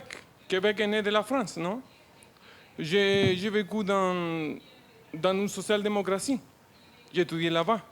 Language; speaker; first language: French; non-native, learner; Spanish